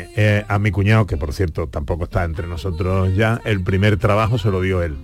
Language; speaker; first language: Spanish; native; Spanish